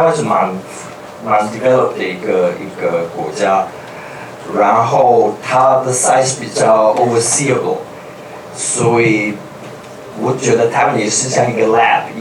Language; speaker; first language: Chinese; non-native, fluent; German